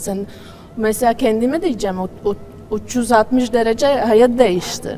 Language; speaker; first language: Turkish; non-native, learner; Latvian